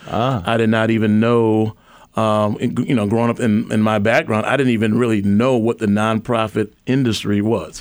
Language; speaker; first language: English; native; English